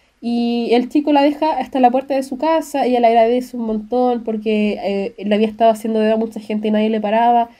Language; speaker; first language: Spanish; native; Spanish